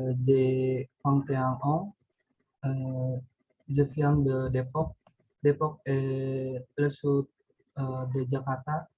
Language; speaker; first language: French; non-native, learner; Indonesian